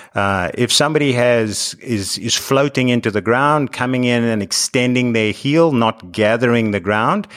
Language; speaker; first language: English; native; English